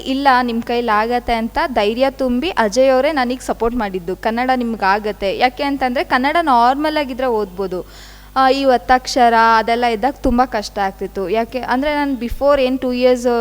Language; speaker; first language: Kannada; non-native, local second language; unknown